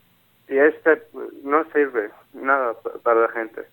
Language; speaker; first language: Spanish; non-native, learner; Arabic